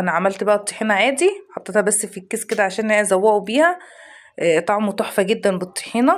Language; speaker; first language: Arabic; native; Arabic